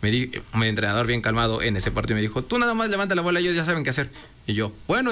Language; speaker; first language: Spanish; native; Spanish